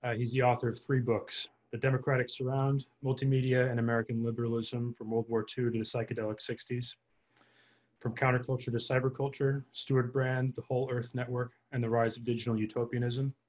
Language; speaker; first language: English; native; English